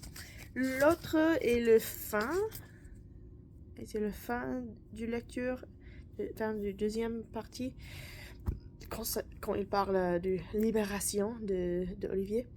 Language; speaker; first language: French; non-native, learner; English